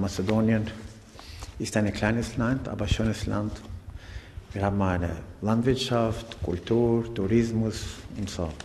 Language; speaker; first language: German; non-native, learner; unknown